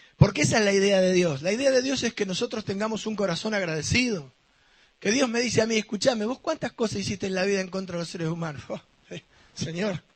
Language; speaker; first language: Spanish; native; Spanish